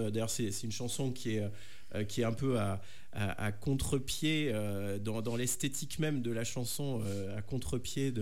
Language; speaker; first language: French; native; French